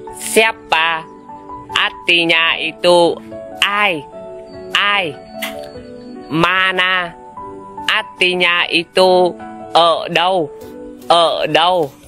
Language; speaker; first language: Indonesian; non-native, fluent; Vietnamese